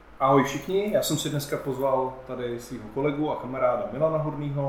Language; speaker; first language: Czech; native; Czech